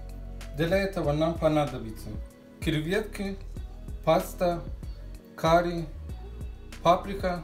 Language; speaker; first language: Russian; non-native, fluent; Persian